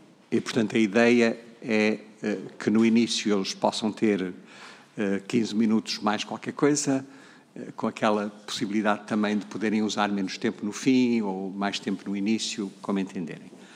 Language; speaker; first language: Portuguese; native; Portuguese